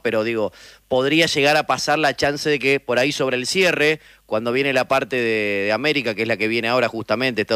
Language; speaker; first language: Spanish; native; Spanish